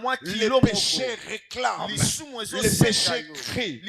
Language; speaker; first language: French; non-native, local second language; Lingala